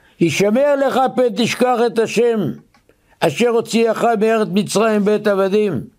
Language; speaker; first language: Hebrew; native; Hebrew